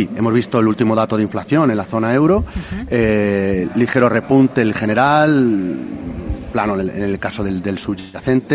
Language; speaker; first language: Spanish; native; Spanish